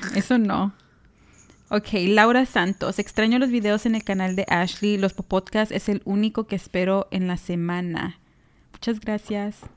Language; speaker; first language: Spanish; early bilingual, heritage; Spanish